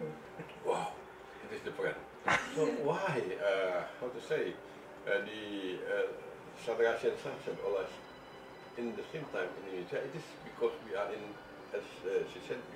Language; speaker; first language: English; non-native, fluent; Indonesian